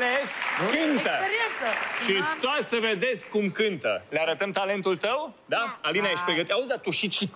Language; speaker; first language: Romanian; native; Romanian